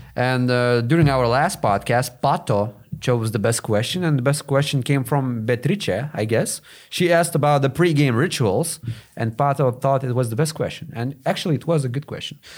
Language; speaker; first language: English; non-native, fluent; Lithuanian